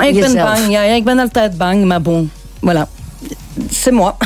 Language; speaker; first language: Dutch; non-native, local second language; French